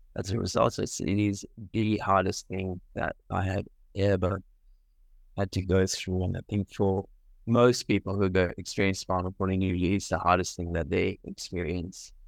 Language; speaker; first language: English; early bilingual, other home language; Sinhala